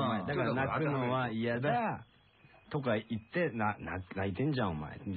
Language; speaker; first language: Japanese; native; Japanese